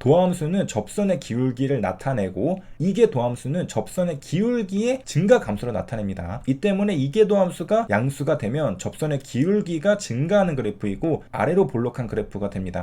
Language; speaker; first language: Korean; native; Korean